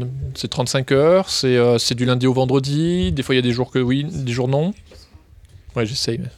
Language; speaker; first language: French; native; French